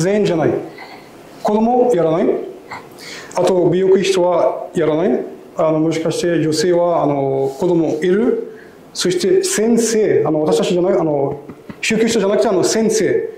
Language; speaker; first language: Japanese; non-native, learner; Arabic